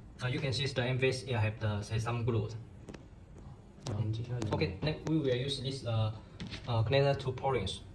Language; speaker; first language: English; non-native, learner; Chinese